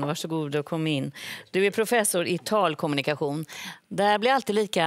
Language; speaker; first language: Swedish; native; Swedish